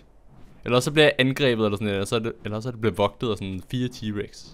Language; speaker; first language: Danish; native; Danish